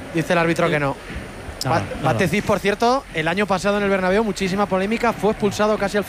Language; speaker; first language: Spanish; native; Spanish